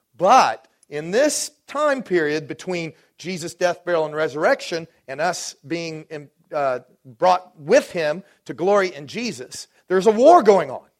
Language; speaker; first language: English; native; English